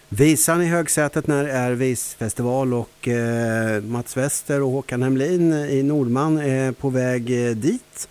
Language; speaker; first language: Swedish; native; Swedish